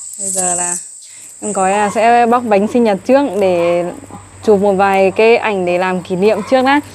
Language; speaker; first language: Vietnamese; non-native, local second language; Iu Mien